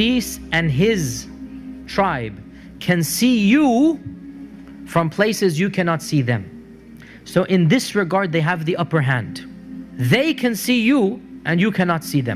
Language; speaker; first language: English; native; English